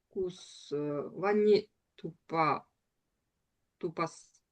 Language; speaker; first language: Estonian; non-native, learner; Russian